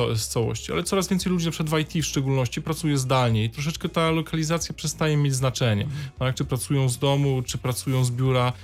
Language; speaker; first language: Polish; native; Polish